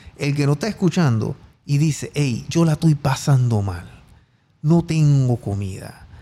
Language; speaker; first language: Spanish; native; Spanish